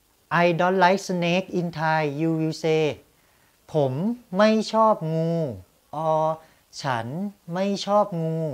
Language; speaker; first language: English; non-native, fluent; Thai